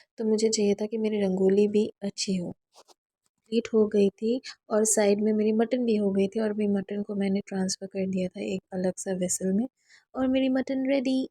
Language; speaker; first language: Hindi; non-native, local second language; Bangla